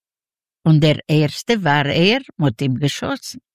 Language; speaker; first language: German; non-native, learner; Yiddish